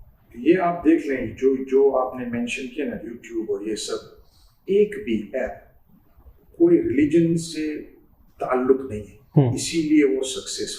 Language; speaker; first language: Hindi; non-native, fluent; English